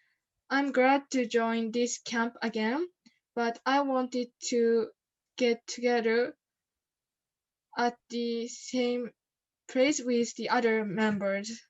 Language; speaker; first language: English; non-native, learner; Japanese